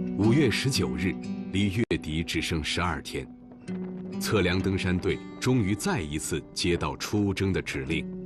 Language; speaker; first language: Chinese; native; Chinese